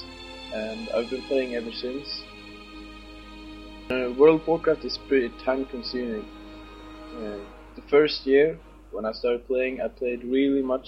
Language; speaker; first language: English; non-native, fluent; Swedish